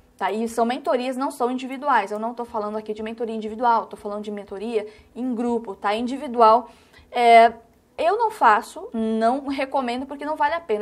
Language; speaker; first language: Portuguese; native; Portuguese